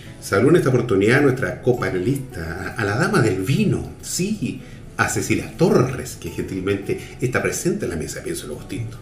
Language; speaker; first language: Spanish; native; Spanish